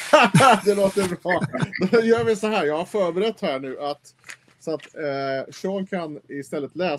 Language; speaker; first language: Swedish; native; Swedish